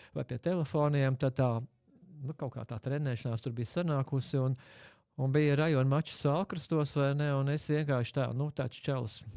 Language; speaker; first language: Latvian; native; Latvian